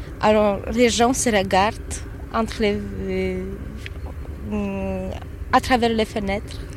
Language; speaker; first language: French; non-native, learner; Polish